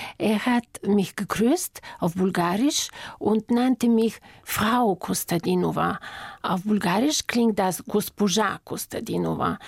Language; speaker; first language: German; non-native, fluent; Bulgarian